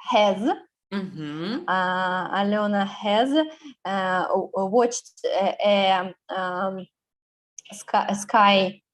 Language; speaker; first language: English; non-native, learner; Russian